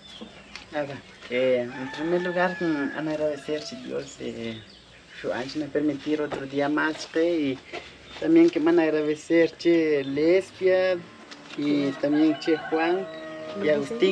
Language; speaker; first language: Spanish; non-native, local second language; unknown